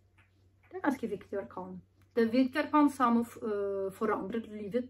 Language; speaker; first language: Norwegian; non-native, learner; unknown